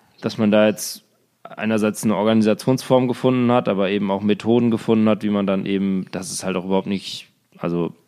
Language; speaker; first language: German; native; German